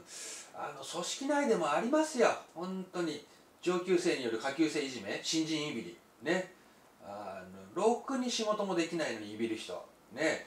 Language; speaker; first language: Japanese; native; Japanese